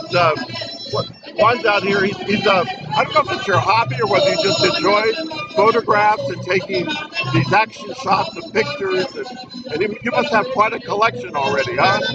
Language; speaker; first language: English; early bilingual, other home language; Spanish